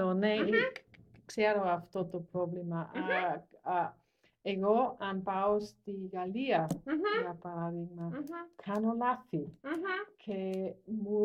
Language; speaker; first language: Greek; non-native, learner; German